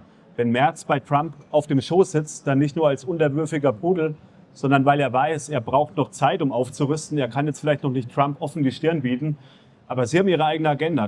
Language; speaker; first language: German; native; German